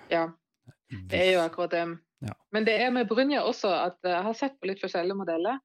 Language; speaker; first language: Norwegian; non-native, fluent; German